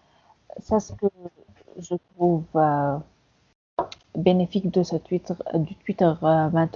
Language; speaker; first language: French; non-native, fluent; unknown